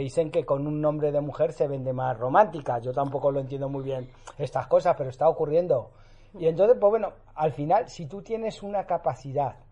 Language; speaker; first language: Spanish; native; Spanish